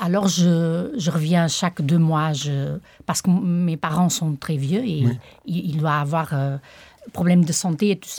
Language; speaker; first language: French; non-native, fluent; Portuguese